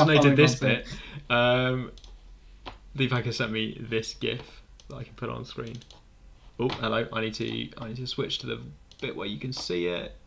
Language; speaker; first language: English; native; English